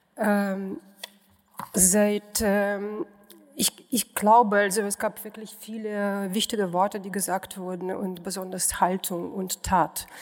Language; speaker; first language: German; non-native, fluent; Russian